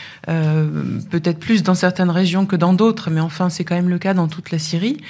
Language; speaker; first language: French; native; French